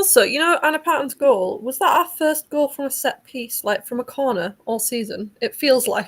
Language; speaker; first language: English; native; English